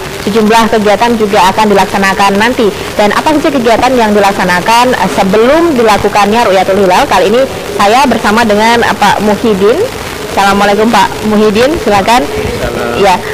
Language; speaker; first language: Indonesian; native; Indonesian